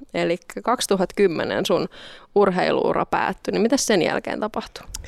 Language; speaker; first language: Finnish; native; Finnish